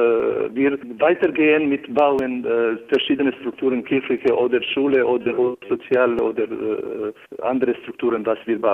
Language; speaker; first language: German; non-native, learner; Albanian